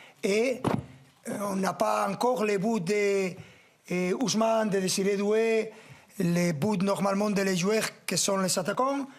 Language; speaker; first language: French; non-native, fluent; Spanish